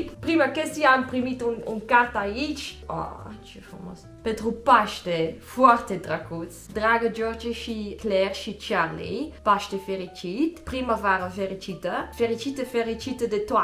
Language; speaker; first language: Romanian; non-native, learner; Dutch